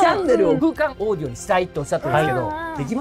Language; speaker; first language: Japanese; native; Japanese